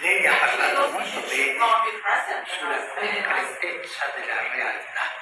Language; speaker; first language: Italian; non-native, fluent; Spanish